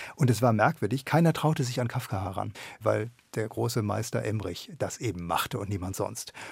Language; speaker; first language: German; native; German